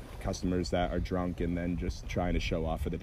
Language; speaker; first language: English; native; English